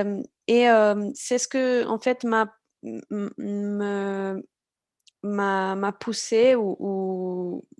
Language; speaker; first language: French; non-native, fluent; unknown